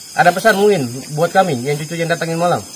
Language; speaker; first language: Indonesian; native; Indonesian